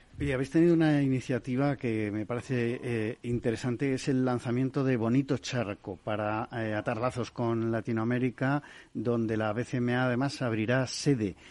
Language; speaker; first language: Spanish; native; Spanish